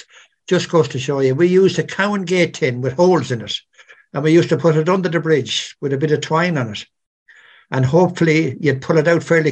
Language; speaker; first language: English; native; English